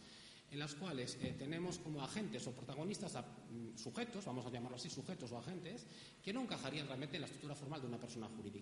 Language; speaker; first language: Spanish; native; Spanish